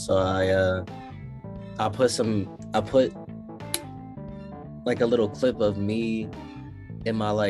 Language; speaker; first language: English; native; English